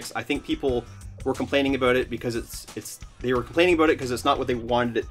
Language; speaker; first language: English; native; English